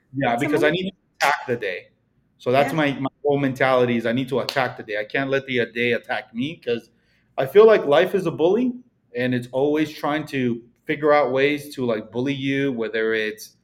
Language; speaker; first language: English; early bilingual, other home language; Spanish